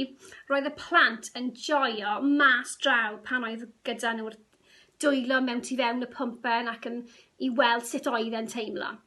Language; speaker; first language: Welsh; non-native, local second language; English